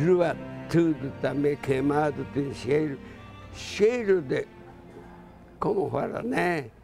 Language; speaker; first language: Portuguese; non-native, learner; Japanese